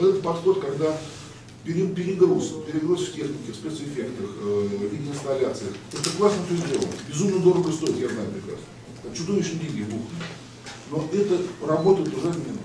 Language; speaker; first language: Russian; native; Russian